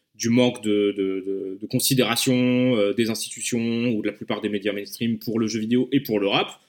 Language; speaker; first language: French; native; French